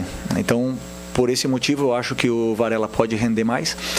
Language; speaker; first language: Portuguese; native; Portuguese